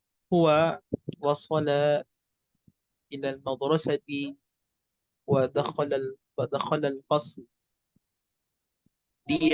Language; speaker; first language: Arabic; non-native, learner; Indonesian